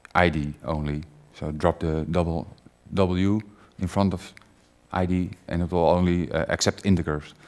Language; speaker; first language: English; non-native, fluent; Dutch